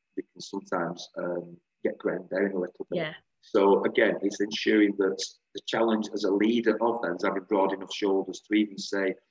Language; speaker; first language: English; native; English